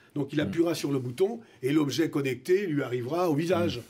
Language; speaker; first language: French; native; French